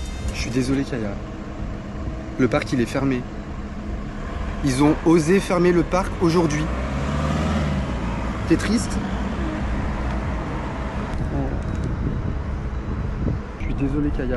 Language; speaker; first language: French; native; French